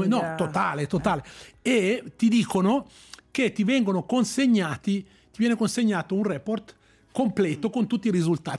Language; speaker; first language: Italian; native; Italian